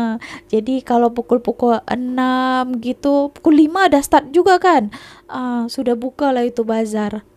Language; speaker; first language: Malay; non-native, local second language; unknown